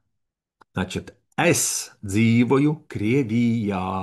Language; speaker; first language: Latvian; non-native, learner; Russian